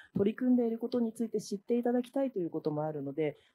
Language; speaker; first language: Japanese; native; Japanese